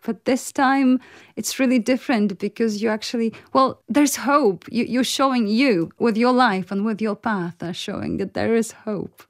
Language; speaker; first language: English; non-native, fluent; Polish